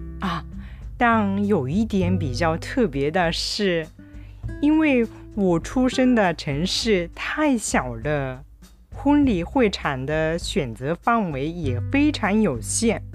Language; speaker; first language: Chinese; non-native, fluent; Japanese